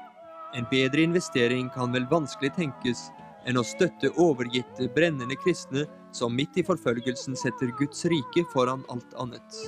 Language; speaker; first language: Norwegian; native; Norwegian